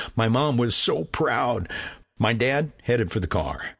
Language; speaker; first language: English; native; English